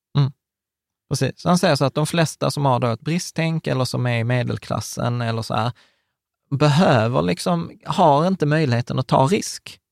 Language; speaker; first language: Swedish; early bilingual, other home language; Czech